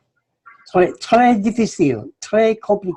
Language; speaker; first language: French; non-native, learner; English